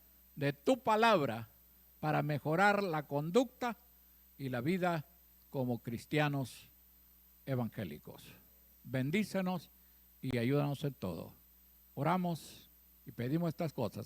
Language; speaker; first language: Spanish; native; Spanish